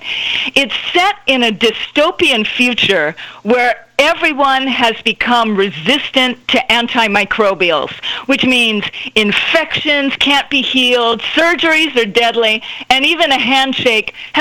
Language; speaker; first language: English; native; English